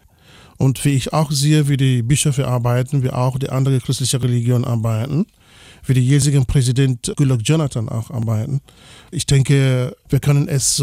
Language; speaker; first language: German; non-native, fluent; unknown